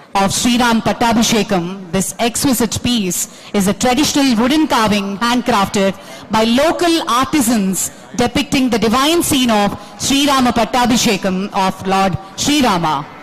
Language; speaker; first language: English; non-native, local second language; Telugu